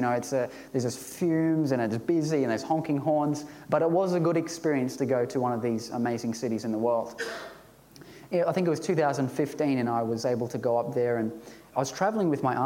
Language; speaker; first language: English; native; English